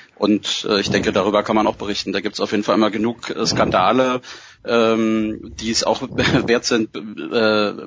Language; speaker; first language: German; native; German